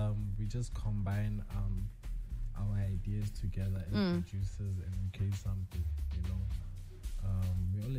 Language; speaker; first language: English; non-native, local second language; Zulu